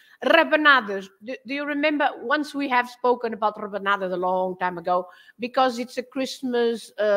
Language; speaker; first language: English; non-native, fluent; Portuguese